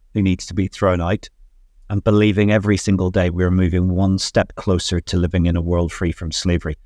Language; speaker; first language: English; native; English